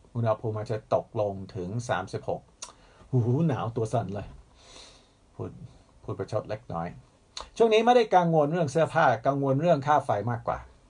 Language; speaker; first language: Thai; non-native, fluent; English